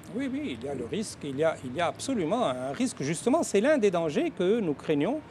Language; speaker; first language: French; non-native, local second language; Arabic